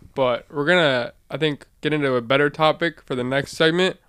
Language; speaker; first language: English; native; English